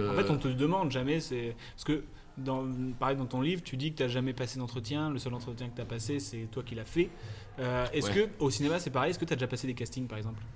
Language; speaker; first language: French; native; French